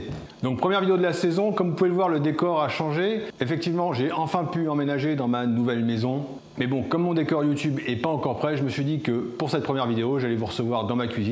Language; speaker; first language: French; native; French